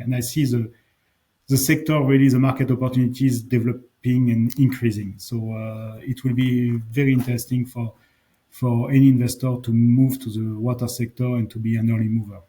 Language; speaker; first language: English; non-native, fluent; French